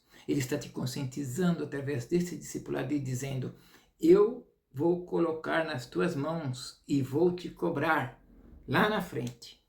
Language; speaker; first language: Portuguese; native; Portuguese